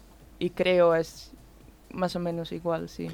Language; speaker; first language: Spanish; non-native, learner; Dutch